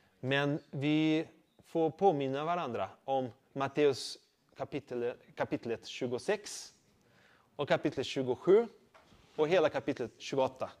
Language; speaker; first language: Swedish; non-native, fluent; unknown